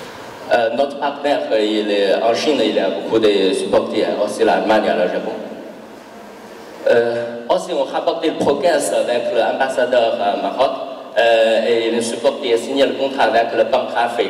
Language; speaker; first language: French; non-native, learner; Chinese